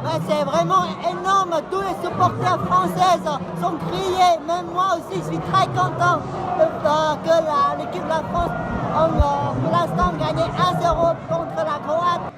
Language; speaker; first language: French; non-native, fluent; Khmer